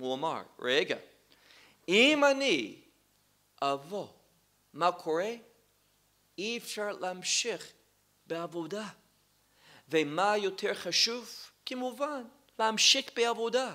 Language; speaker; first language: Hebrew; non-native, fluent; English